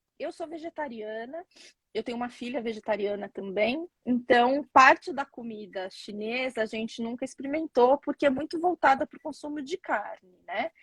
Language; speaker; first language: Portuguese; native; Portuguese